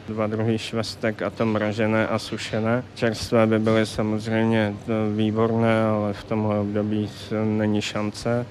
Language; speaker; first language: Czech; native; Czech